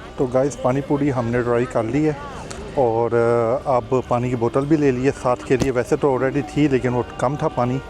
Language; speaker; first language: Urdu; native; Urdu